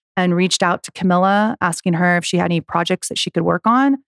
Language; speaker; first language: English; native; English